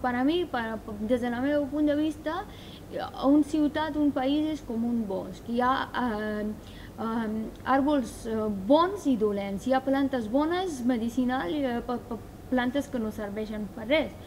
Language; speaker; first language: Catalan; non-native, learner; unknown